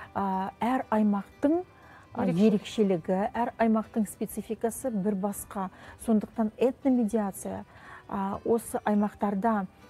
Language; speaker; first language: Kazakh; non-native, local second language; Russian